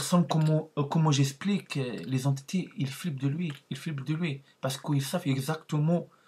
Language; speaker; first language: French; non-native, learner; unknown